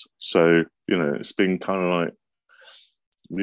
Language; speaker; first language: English; native; English